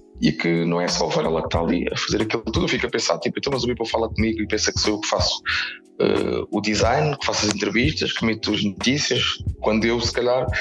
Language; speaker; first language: Portuguese; native; Portuguese